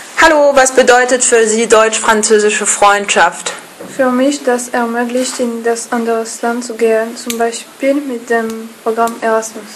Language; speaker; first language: German; non-native, learner; French